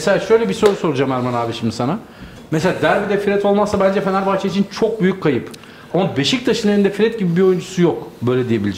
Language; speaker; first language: Turkish; native; Turkish